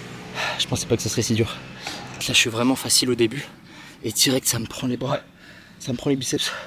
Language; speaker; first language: French; native; French